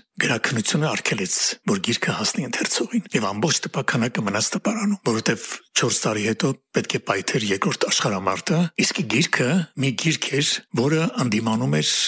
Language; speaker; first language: Armenian; native; Armenian